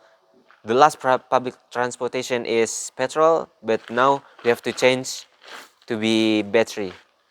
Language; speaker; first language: English; non-native, learner; Indonesian